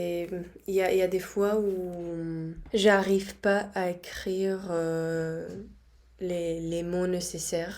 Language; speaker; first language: French; non-native, fluent; Spanish